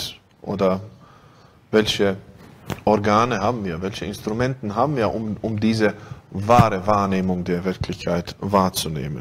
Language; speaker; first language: German; non-native, fluent; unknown